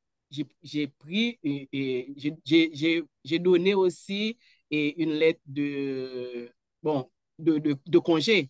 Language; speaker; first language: French; non-native, local second language; Haitian Creole